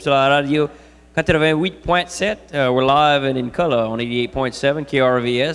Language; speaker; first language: English; early bilingual, other home language; French